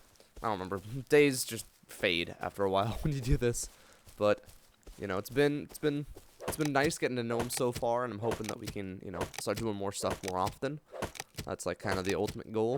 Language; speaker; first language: English; native; English